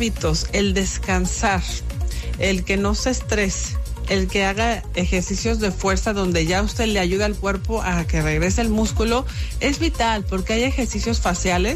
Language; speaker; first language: Spanish; native; Spanish